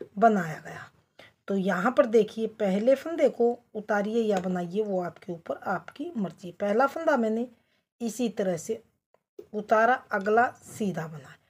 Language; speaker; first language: Hindi; native; Hindi